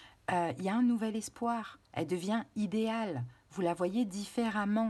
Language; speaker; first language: French; native; French